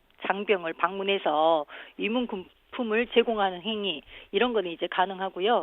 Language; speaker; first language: Korean; native; Korean